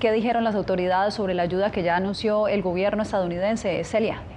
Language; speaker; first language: Spanish; native; Spanish